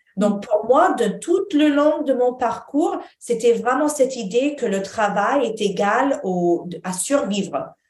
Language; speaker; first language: French; non-native, fluent; Arabic